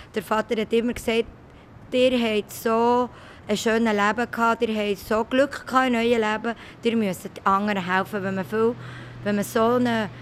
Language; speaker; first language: German; non-native, fluent; Spanish